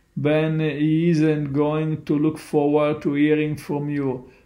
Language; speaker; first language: English; non-native, learner; Italian